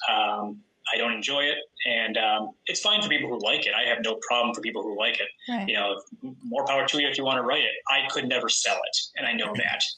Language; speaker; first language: English; native; English